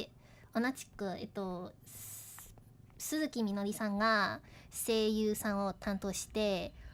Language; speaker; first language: Japanese; non-native, learner; English